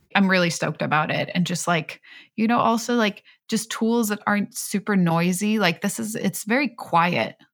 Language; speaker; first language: English; non-native, fluent; Swedish